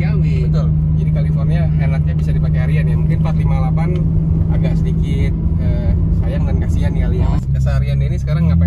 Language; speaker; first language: Indonesian; native; Indonesian